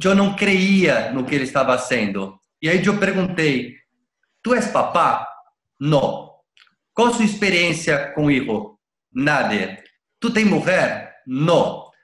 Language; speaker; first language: Spanish; non-native, learner; Portuguese